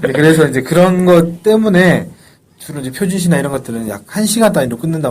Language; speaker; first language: Korean; native; Korean